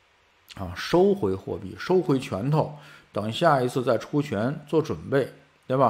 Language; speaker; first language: Chinese; native; Chinese